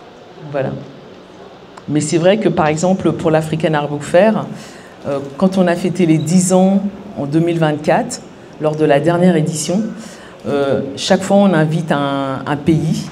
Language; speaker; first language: French; native; French